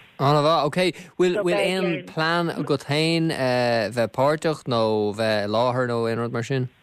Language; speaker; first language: Irish; native; Irish